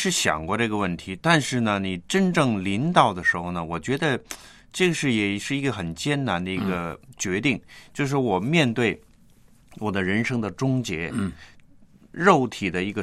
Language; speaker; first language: Chinese; non-native, local second language; Cantonese